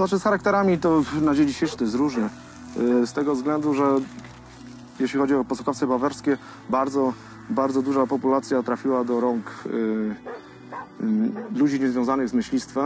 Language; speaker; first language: Polish; native; Polish